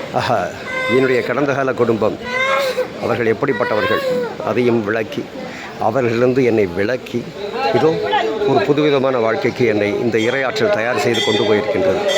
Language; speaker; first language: Tamil; non-native, local second language; Telugu